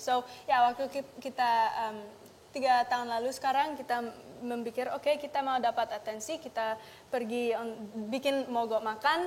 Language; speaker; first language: Indonesian; non-native, local second language; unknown